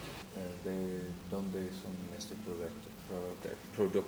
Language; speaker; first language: Spanish; non-native, learner; English